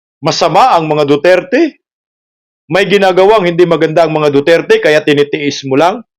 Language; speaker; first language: Filipino; non-native, local second language; Cebuano